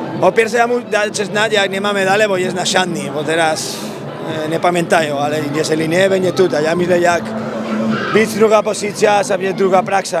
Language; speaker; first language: Polish; non-native, learner; Spanish